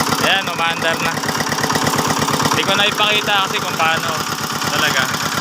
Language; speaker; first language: Filipino; native; Filipino